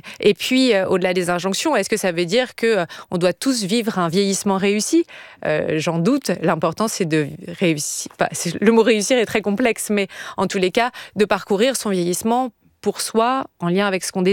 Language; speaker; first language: French; native; French